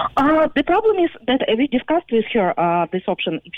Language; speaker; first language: English; non-native, fluent; Ukrainian